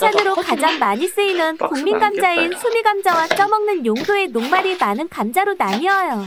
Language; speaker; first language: Korean; native; Korean